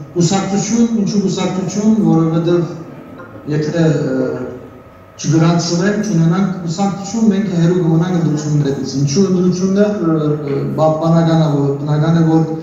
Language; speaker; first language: Armenian; native; Armenian